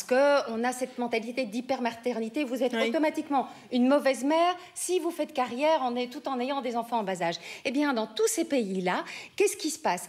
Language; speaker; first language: French; native; French